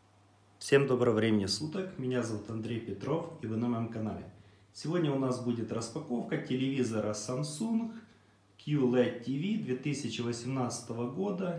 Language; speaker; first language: Russian; native; Russian